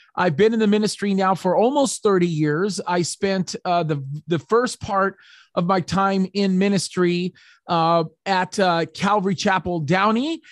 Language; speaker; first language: English; early bilingual, other home language; Arabic